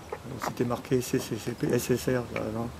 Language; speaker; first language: French; early bilingual, other home language; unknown